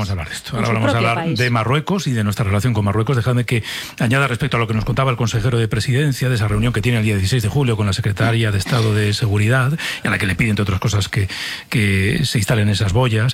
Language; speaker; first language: Spanish; native; Spanish